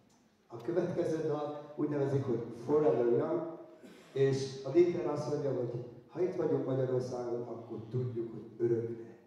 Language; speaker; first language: Hungarian; non-native, learner; German